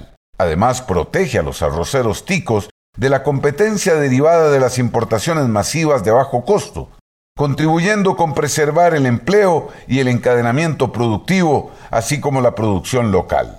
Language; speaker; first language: Spanish; native; Spanish